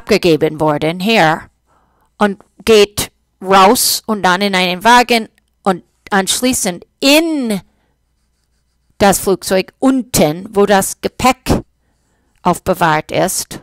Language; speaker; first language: German; non-native, fluent; English